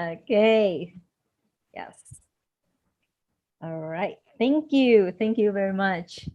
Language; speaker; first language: English; non-native, fluent; Vietnamese